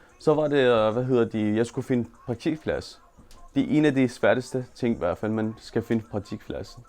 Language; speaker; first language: Danish; non-native, fluent; Turkish